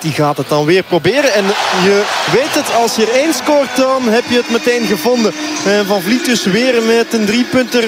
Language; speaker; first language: Dutch; native; Dutch